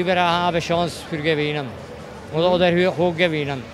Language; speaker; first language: German; non-native, learner; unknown